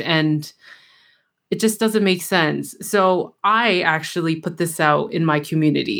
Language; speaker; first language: English; early bilingual, other home language; Spanish